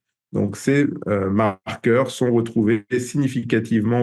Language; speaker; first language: French; native; French